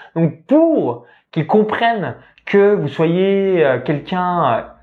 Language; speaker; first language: French; native; French